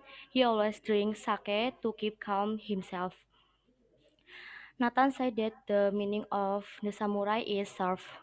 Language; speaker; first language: English; non-native, learner; Indonesian